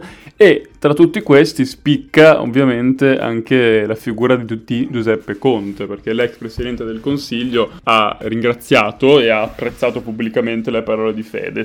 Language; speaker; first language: Italian; native; Italian